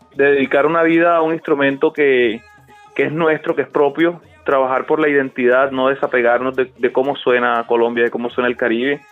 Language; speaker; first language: Spanish; native; Spanish